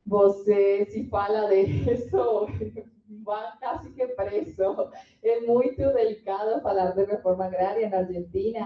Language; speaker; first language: Portuguese; non-native, learner; Spanish